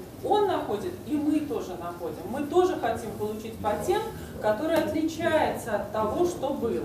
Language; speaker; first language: Russian; native; Russian